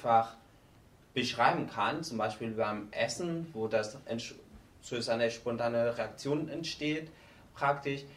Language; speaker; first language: German; non-native, learner; Spanish